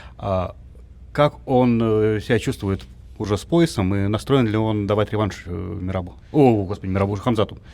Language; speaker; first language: Russian; native; Russian